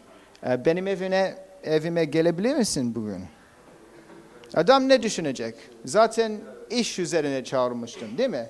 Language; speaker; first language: Turkish; non-native, fluent; English